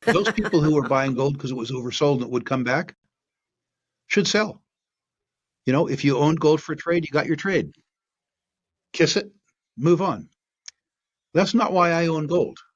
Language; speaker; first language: English; native; English